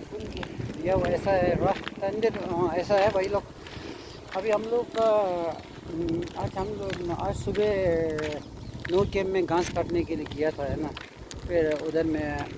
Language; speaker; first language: Hindi; non-native, local second language; Tibetan